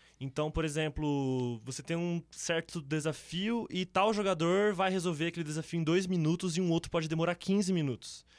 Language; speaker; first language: Portuguese; native; Portuguese